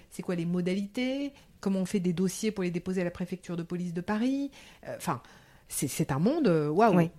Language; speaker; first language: French; early bilingual, heritage; French